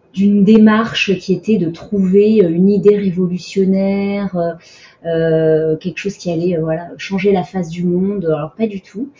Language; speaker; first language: French; native; French